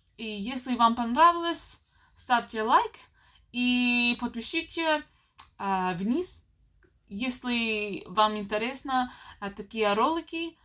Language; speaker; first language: Russian; non-native, learner; English